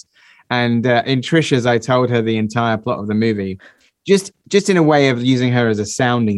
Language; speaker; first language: English; native; English